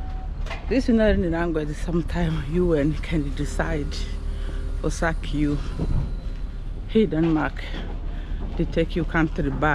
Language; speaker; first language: English; non-native, learner; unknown